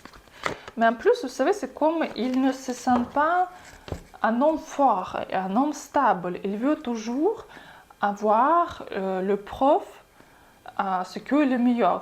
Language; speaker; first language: French; non-native, fluent; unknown